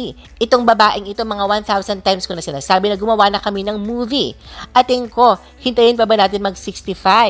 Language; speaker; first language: Filipino; native; Filipino